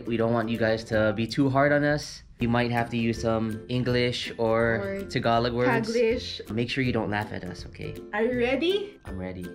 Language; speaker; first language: English; native; English